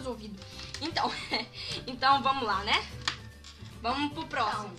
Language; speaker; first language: Portuguese; early bilingual, heritage; Portuguese